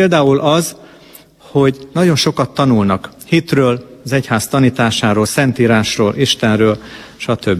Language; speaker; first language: Hungarian; native; Hungarian